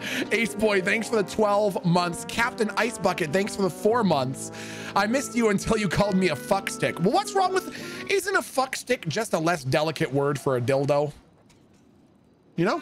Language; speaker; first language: English; native; English